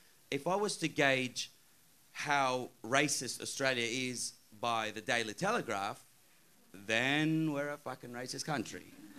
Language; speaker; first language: English; early bilingual, other home language; Arabic